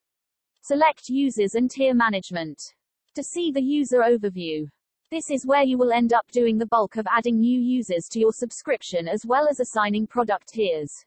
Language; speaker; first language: English; native; English